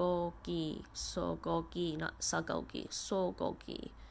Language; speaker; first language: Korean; non-native, learner; English